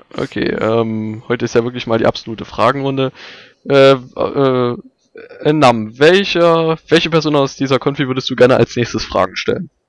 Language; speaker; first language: German; native; German